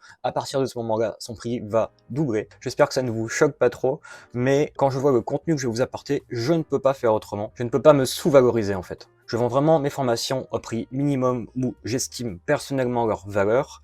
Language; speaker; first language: French; native; French